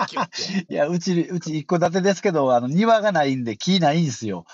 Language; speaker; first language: Japanese; native; Japanese